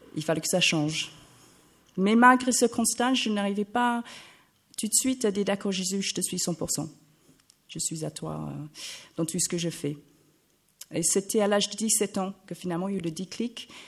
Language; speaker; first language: French; non-native, fluent; English